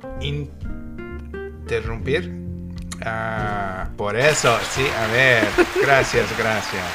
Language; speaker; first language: Spanish; non-native, learner; English